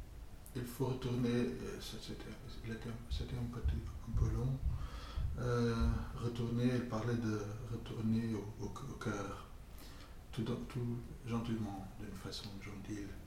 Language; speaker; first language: French; non-native, fluent; English